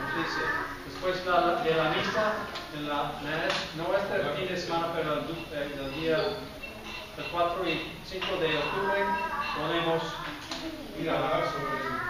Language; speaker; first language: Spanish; non-native, fluent; English